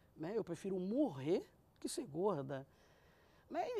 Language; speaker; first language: Portuguese; native; Portuguese